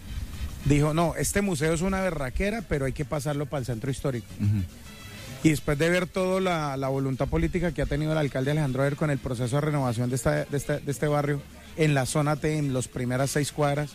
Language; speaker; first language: Spanish; native; Spanish